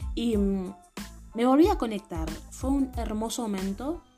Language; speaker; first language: Spanish; non-native, fluent; Haitian Creole